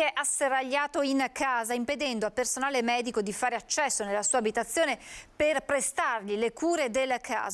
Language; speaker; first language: Italian; native; Italian